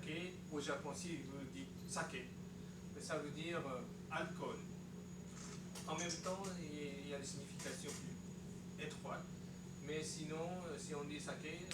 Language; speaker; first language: French; non-native, learner; Japanese